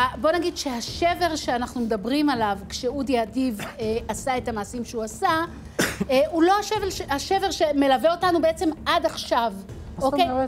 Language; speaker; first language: Hebrew; native; Hebrew